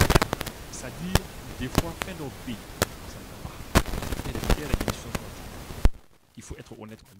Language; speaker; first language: French; non-native, local second language; Bambara